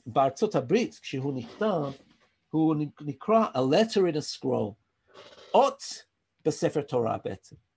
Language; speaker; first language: Hebrew; non-native, fluent; English